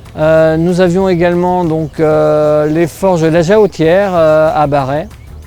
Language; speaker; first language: French; native; French